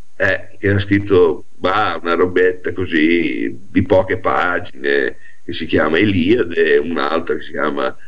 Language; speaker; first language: Italian; non-native, local second language; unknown